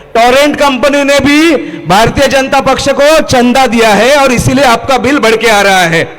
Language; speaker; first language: Hindi; non-native, local second language; Marathi